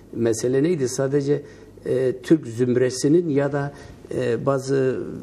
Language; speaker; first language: Turkish; non-native, local second language; Kurdish